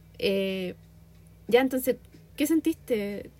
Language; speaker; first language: Spanish; native; Spanish